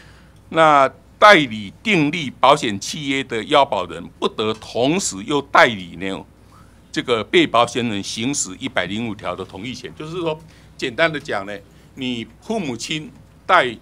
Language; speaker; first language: Chinese; native; Chinese